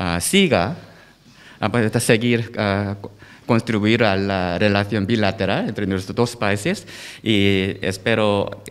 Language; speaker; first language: Spanish; non-native, learner; Korean